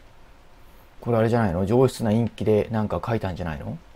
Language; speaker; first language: Japanese; native; Japanese